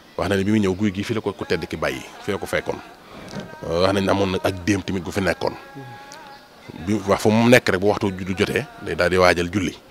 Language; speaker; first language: Wolof; native; Wolof